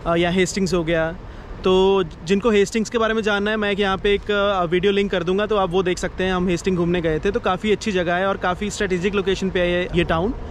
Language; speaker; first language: Hindi; native; Hindi